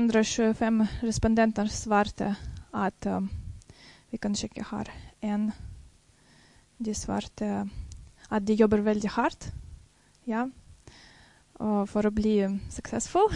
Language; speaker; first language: Norwegian; non-native, fluent; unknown